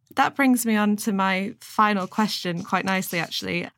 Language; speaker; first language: English; native; English